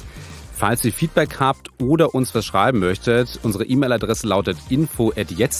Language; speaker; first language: German; native; German